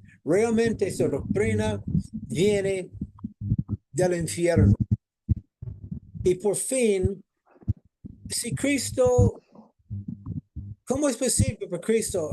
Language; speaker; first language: Spanish; non-native, fluent; English